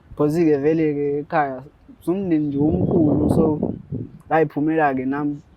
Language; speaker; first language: Zulu; native; Zulu